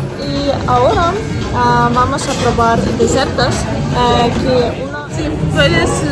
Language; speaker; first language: Spanish; non-native, learner; Russian